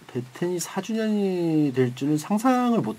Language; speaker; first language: Korean; native; Korean